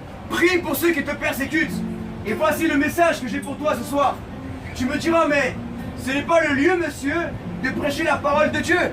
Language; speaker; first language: French; native; French